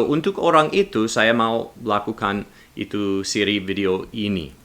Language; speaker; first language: Indonesian; non-native, learner; English